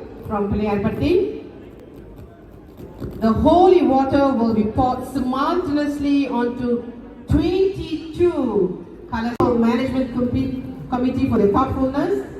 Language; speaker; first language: English; non-native, local second language; Tamil